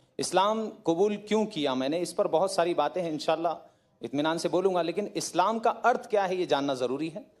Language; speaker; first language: Hindi; native; Hindi